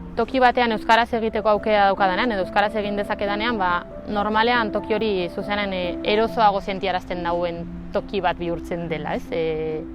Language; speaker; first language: Basque; native; Basque